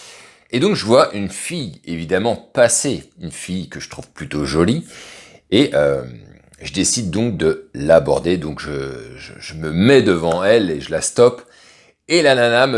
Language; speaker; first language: French; native; French